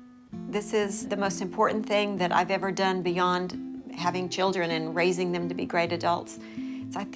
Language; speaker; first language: English; native; English